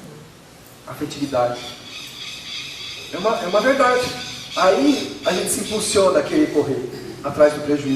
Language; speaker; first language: Portuguese; native; Portuguese